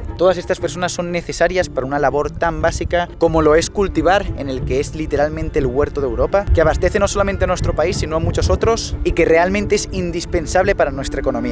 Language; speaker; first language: Spanish; native; Spanish